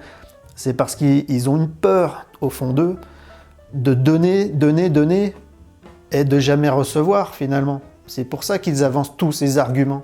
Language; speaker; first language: French; native; French